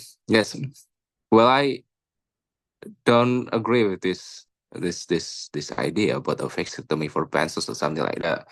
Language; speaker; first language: English; non-native, local second language; Indonesian